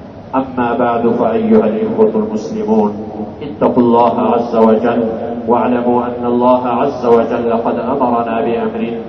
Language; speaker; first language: Arabic; non-native, fluent; Pashto